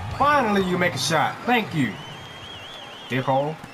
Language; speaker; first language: English; native; English